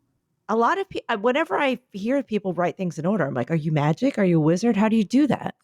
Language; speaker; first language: English; native; English